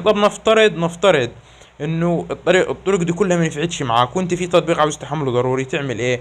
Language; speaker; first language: Arabic; native; Arabic